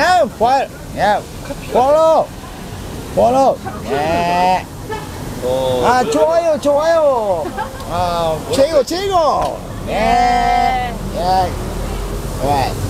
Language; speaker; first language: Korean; non-native, learner; Japanese